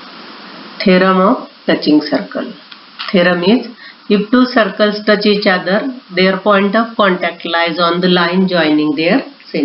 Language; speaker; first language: English; non-native, local second language; Marathi